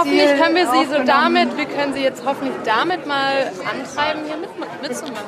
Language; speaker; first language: German; non-native, fluent; English